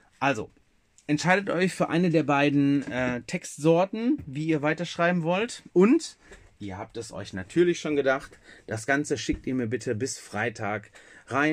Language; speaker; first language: German; native; German